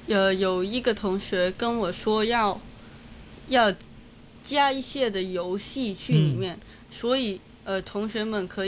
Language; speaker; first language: Chinese; non-native, local second language; Cantonese